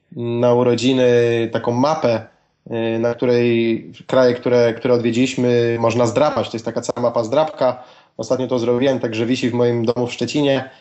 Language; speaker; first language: Polish; native; Polish